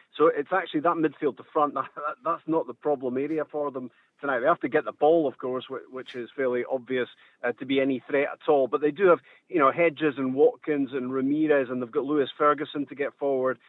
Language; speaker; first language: English; native; English